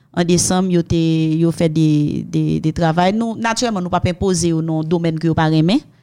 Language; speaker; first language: French; non-native, local second language; Haitian Creole